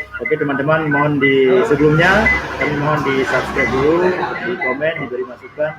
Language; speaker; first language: Indonesian; non-native, local second language; Achinese